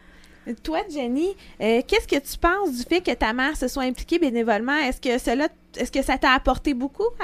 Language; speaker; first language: French; native; French